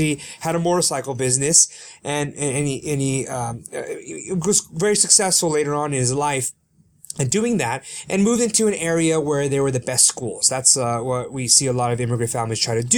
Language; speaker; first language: English; early bilingual, other home language; Korean